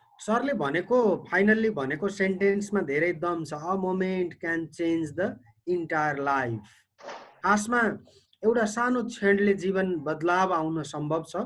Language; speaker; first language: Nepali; native; Nepali